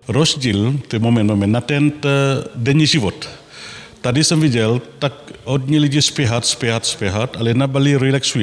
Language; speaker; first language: Czech; non-native, learner; Balinese